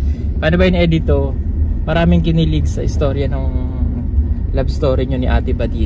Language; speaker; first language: Filipino; native; Filipino